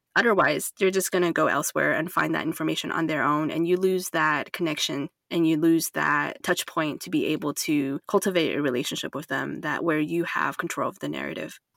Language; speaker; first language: English; non-native, fluent; Chinese